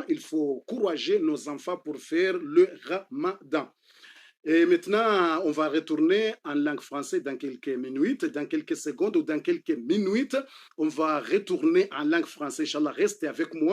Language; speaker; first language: French; non-native, learner; Comorian